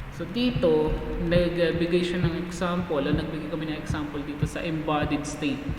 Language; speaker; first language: Filipino; native; Filipino